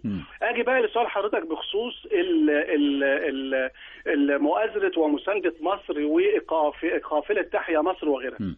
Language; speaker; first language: Arabic; native; Arabic